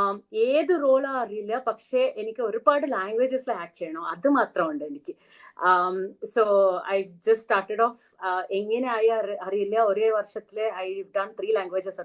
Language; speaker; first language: Malayalam; non-native, learner; Telugu